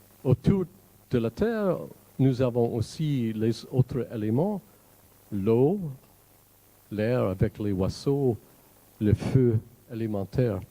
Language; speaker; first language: French; non-native, fluent; English